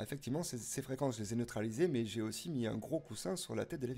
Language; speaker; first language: French; native; French